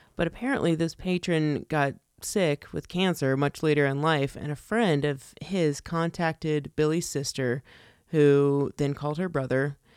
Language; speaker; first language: English; early bilingual, other home language; Italian